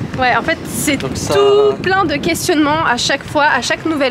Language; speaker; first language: French; native; French